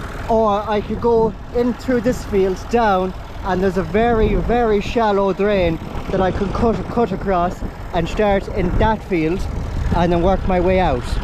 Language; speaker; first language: English; native; English